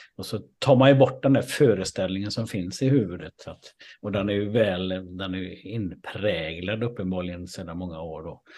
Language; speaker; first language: Swedish; native; Swedish